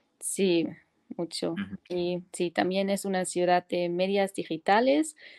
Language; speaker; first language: Spanish; non-native, fluent; German